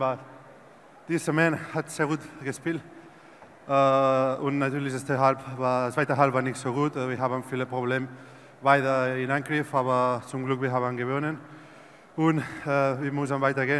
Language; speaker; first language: German; non-native, learner; Spanish